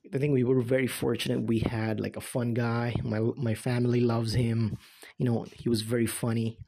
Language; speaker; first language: English; non-native, local second language; Cebuano